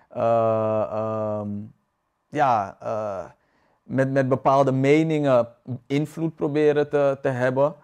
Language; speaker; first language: Dutch; native; Dutch